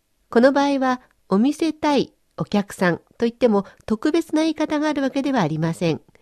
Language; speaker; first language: Japanese; native; Japanese